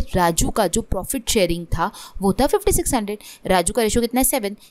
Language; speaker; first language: Hindi; non-native, local second language; Marathi